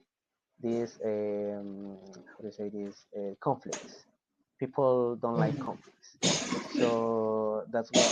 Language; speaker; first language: English; non-native, fluent; Spanish